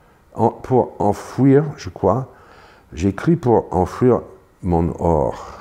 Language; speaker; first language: French; non-native, fluent; English